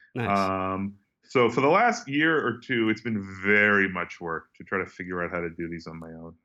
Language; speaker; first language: English; native; English